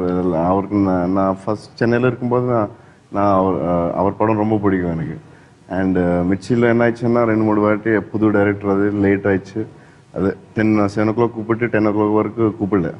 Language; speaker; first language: Tamil; non-native, learner; Telugu